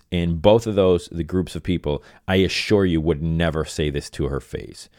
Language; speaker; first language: English; non-native, fluent; Spanish